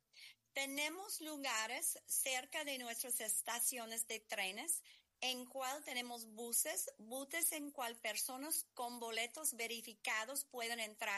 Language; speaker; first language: Spanish; non-native, learner; English